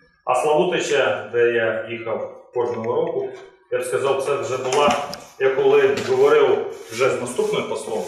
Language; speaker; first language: Ukrainian; non-native, fluent; Latvian